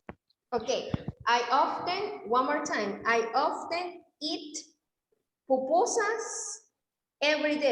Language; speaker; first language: English; non-native, fluent; Spanish